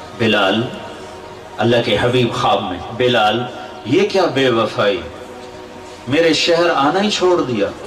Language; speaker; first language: Urdu; non-native, local second language; Punjabi